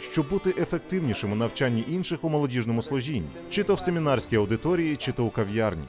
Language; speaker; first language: Ukrainian; non-native, fluent; English